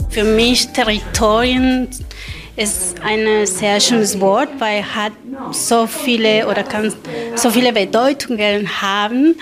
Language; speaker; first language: German; non-native, learner; Spanish